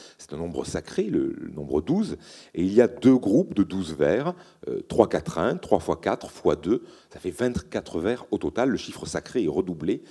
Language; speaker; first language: French; native; French